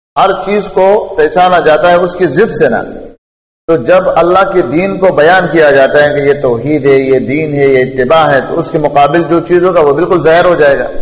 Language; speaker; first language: Urdu; non-native, local second language; Pashto